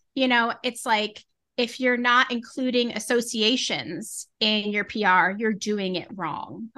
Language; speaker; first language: English; native; English